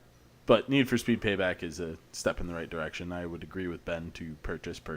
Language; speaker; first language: English; native; English